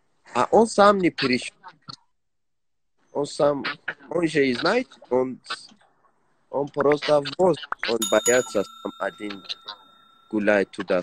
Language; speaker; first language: Russian; non-native, learner; Persian